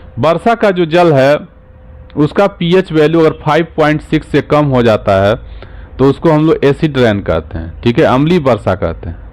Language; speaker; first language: Hindi; native; Hindi